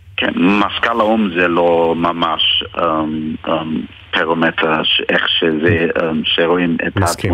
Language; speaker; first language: Hebrew; non-native, fluent; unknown